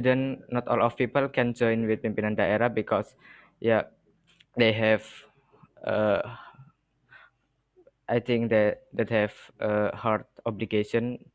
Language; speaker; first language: English; non-native, learner; Indonesian